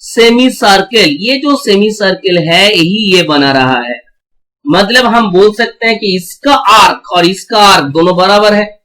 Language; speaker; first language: Hindi; non-native, local second language; Bangla